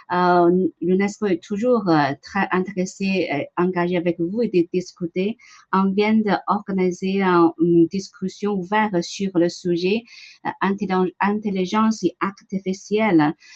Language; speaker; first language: French; non-native, learner; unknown